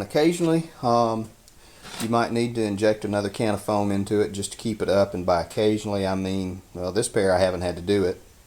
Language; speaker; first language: English; native; English